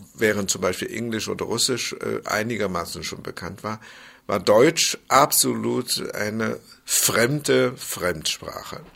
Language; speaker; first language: German; non-native, fluent; Chinese